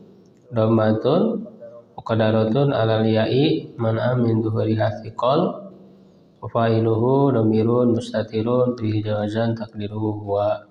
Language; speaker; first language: Arabic; non-native, fluent; Indonesian